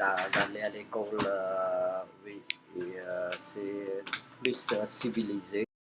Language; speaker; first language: French; non-native, fluent; Khmer